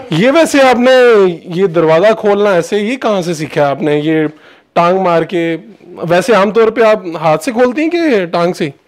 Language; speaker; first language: Urdu; non-native, local second language; Punjabi